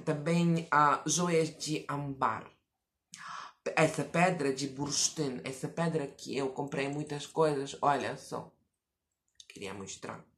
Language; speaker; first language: Portuguese; non-native, fluent; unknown